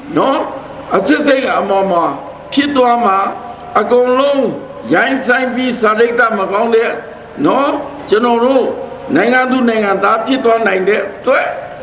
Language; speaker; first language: Burmese; non-native, local second language; Pa'o Karen